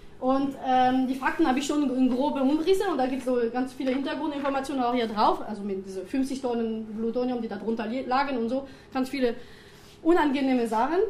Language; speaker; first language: German; non-native, fluent; French